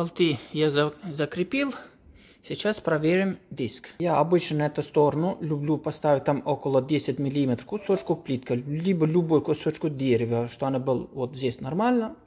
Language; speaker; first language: Russian; non-native, learner; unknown